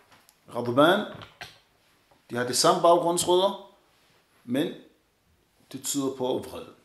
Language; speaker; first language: Danish; early bilingual, other home language; Arabic